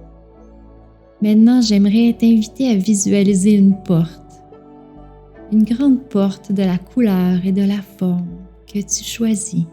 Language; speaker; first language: French; native; French